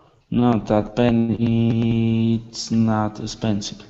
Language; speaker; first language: English; non-native, learner; Spanish